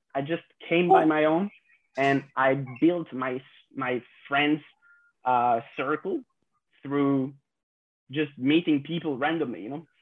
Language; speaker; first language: English; non-native, fluent; French